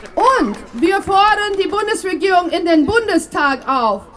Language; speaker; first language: German; non-native, fluent; English